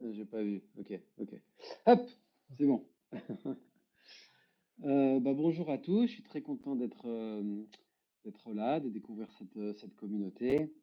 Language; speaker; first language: French; native; French